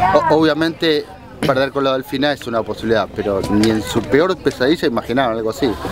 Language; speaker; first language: Spanish; native; Spanish